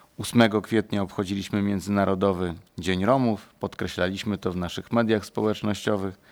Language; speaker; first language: Polish; native; Polish